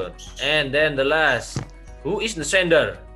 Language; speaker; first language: English; non-native, learner; Indonesian